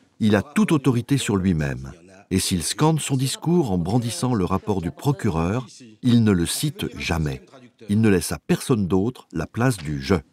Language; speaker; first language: French; native; French